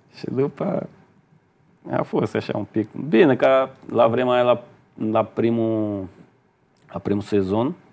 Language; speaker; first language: Romanian; non-native, learner; Portuguese